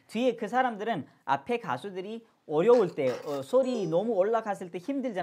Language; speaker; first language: Korean; non-native, fluent; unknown